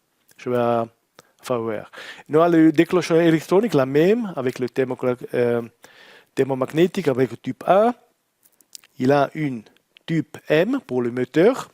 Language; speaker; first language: French; non-native, learner; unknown